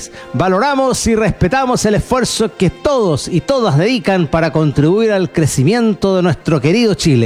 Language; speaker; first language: Spanish; native; Spanish